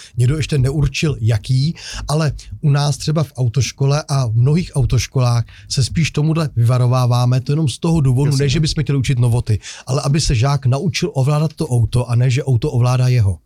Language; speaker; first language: Czech; native; Czech